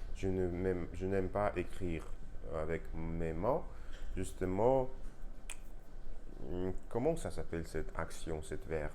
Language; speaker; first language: French; non-native, learner; Russian